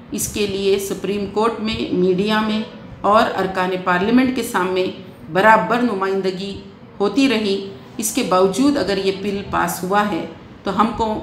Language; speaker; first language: Urdu; native; Urdu